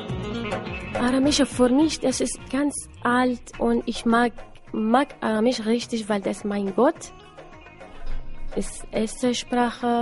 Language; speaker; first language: German; non-native, learner; Assyrian Neo-Aramaic